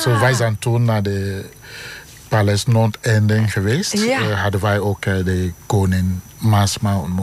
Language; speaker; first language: Dutch; non-native, fluent; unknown